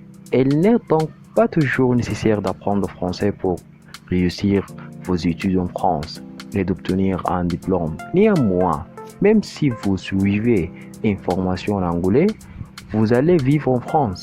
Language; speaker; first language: French; non-native, fluent; Arabic